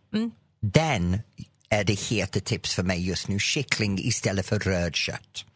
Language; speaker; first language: Swedish; non-native, fluent; English